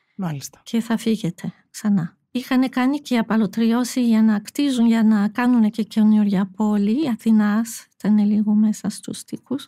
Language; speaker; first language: Greek; non-native, fluent; French